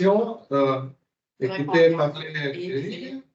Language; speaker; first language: French; non-native, learner; Slovenian